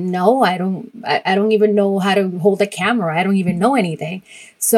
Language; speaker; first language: English; non-native, fluent; Spanish